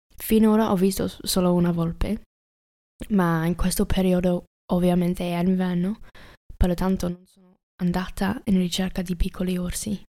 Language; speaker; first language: Italian; non-native, learner; English